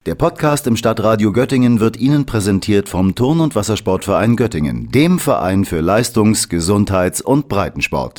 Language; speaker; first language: German; native; German